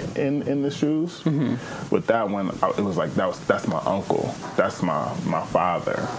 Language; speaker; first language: English; native; English